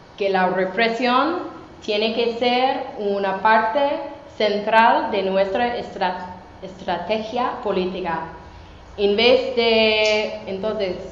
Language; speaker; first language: Spanish; non-native, fluent; English